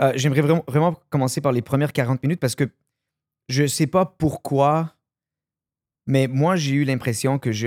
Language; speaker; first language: French; native; French